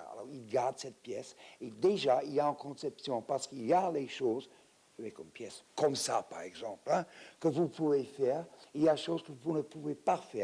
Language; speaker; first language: French; non-native, fluent; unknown